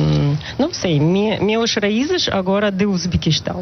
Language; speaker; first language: Portuguese; non-native, local second language; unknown